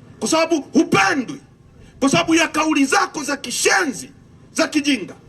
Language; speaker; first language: Swahili; native; Swahili